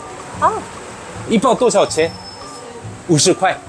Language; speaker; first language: Chinese; non-native, learner; Korean